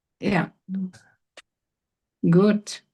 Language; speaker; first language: English; non-native, learner; German